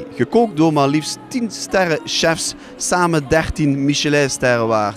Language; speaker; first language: Dutch; native; Dutch